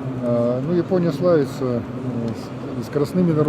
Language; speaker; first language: Russian; native; Russian